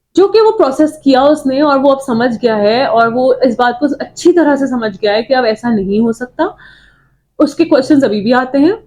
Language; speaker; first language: Urdu; native; Urdu